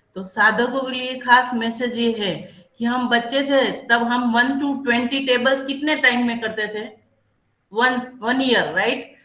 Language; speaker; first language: Hindi; non-native, local second language; Gujarati